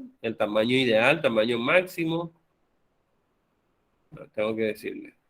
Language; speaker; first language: Spanish; native; Spanish